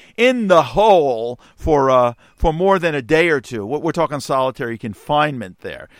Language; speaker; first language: English; native; English